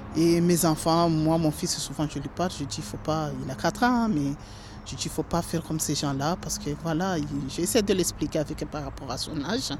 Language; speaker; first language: French; non-native, local second language; Ngazidja Comorian